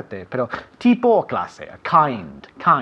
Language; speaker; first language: Spanish; non-native, fluent; English